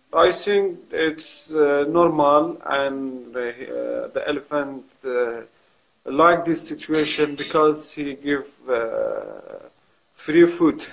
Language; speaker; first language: English; non-native, learner; Kurdish